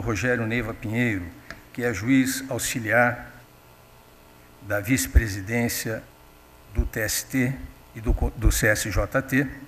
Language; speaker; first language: Portuguese; native; Portuguese